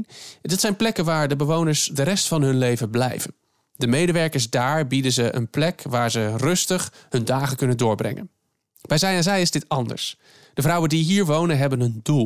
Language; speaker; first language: Dutch; native; Dutch